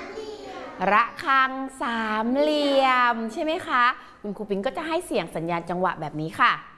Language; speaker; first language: Thai; native; Thai